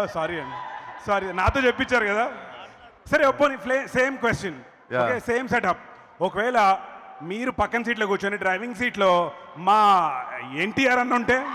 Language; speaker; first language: Telugu; native; Telugu